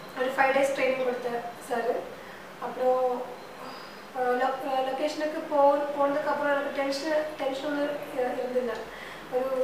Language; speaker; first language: Tamil; non-native, learner; Malayalam